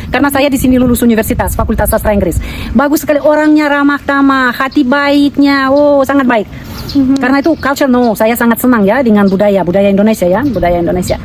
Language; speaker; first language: Indonesian; non-native, fluent; Russian